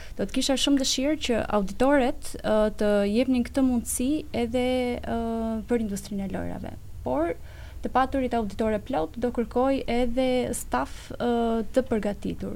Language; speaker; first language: Albanian; native; Albanian